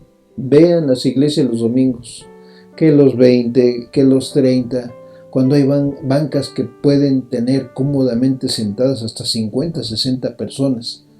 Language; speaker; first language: Spanish; native; Spanish